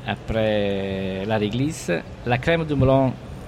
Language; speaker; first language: French; non-native, learner; Italian